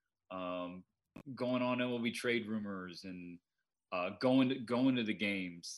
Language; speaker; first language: English; native; English